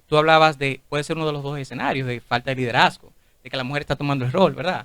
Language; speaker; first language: Spanish; native; Spanish